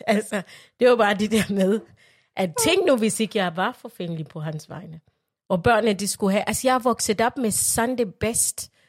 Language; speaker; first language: Danish; non-native, fluent; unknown